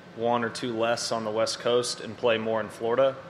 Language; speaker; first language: English; native; English